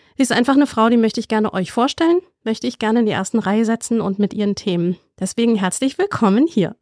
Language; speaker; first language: German; native; German